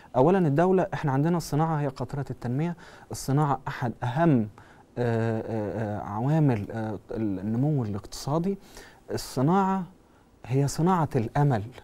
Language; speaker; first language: Arabic; native; Arabic